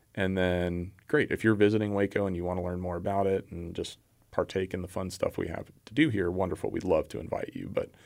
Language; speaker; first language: English; native; English